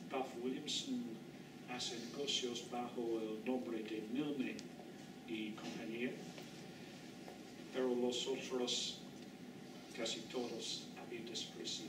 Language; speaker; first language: Spanish; non-native, fluent; English